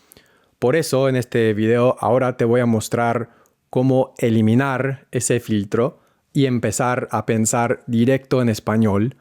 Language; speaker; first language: Spanish; non-native, fluent; English